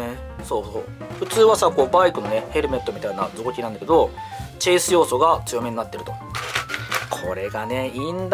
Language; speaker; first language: Japanese; native; Japanese